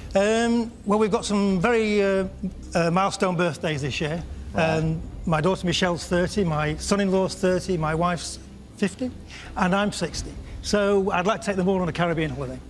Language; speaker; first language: English; native; English